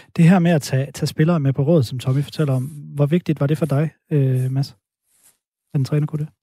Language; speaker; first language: Danish; native; Danish